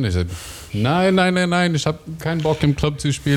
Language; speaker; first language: German; non-native, learner; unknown